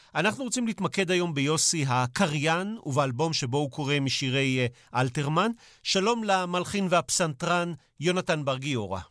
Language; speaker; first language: Hebrew; native; Hebrew